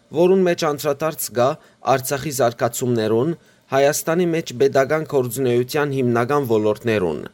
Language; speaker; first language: Armenian; early bilingual, heritage; Armenian